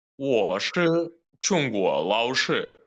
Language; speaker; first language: Chinese; non-native, learner; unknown